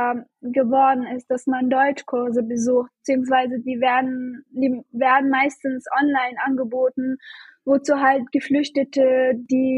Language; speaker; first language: German; non-native, fluent; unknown